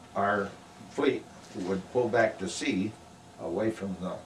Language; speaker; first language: English; native; English